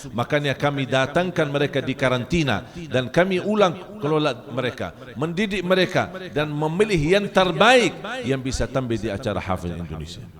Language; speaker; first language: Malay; non-native, fluent; Arabic